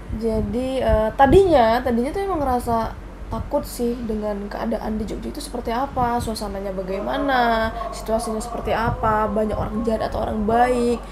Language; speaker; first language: Indonesian; native; Indonesian